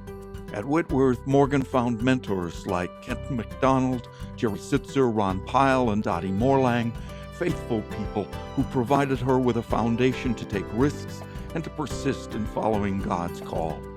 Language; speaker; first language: English; native; English